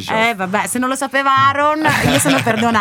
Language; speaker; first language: Italian; native; Italian